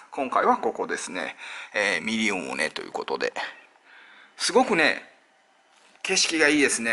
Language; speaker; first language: Japanese; native; Japanese